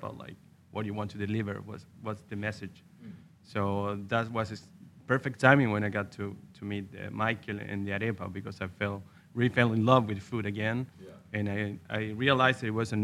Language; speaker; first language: English; non-native, fluent; Spanish